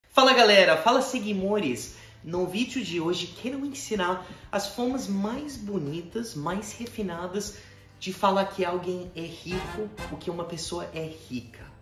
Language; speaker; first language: Portuguese; non-native, fluent; English